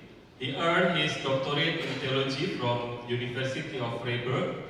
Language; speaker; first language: English; non-native, fluent; Indonesian